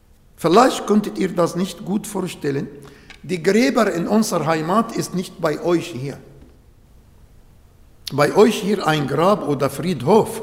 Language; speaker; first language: German; non-native, learner; Arabic